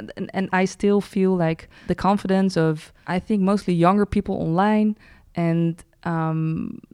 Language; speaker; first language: English; non-native, fluent; Dutch